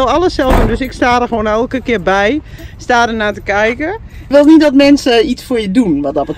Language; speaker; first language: Dutch; native; Dutch